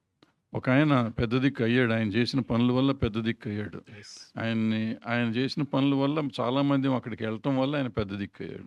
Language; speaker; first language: Telugu; native; Telugu